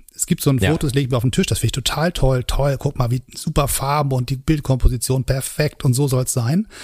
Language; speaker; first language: German; native; German